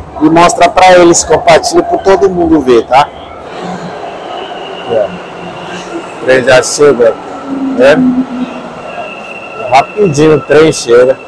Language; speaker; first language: Portuguese; non-native, learner; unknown